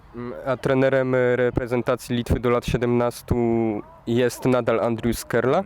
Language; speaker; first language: Polish; native; Polish